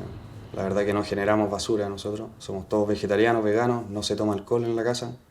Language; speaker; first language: Spanish; native; Spanish